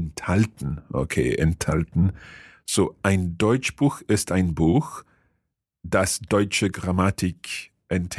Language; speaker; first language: German; non-native, fluent; English